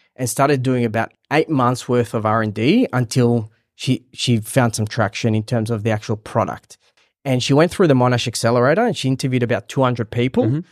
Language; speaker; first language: English; early bilingual, other home language; Hebrew